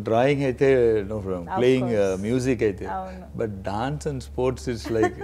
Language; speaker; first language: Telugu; non-native, fluent; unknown